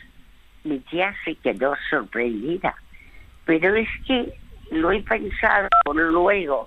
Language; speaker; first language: Spanish; early bilingual, other home language; French